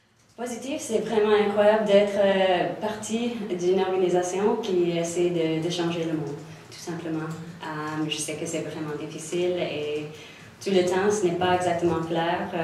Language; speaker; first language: French; non-native, local second language; English